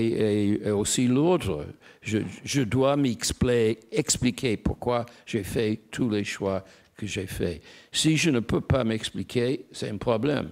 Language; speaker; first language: French; non-native, fluent; English